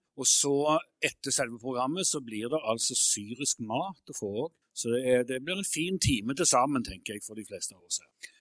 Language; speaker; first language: Norwegian; native; Norwegian